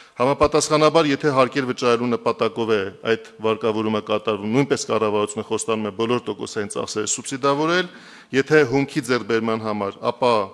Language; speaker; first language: Armenian; native; Armenian